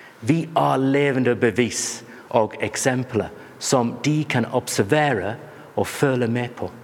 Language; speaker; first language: Norwegian; non-native, fluent; English